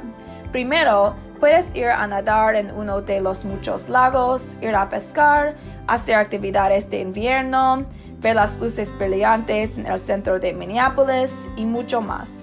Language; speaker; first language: Spanish; non-native, learner; English